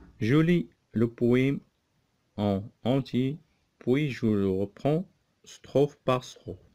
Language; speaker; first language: French; non-native, local second language; Arabic